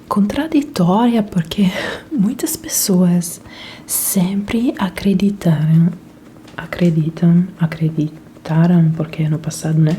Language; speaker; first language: Portuguese; non-native, fluent; Italian